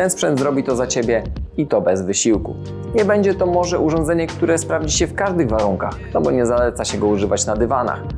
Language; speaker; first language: Polish; native; Polish